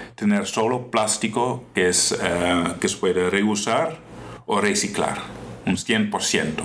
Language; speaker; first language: Spanish; non-native, fluent; Dutch